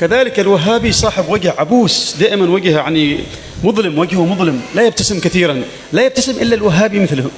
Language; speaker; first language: Arabic; native; Arabic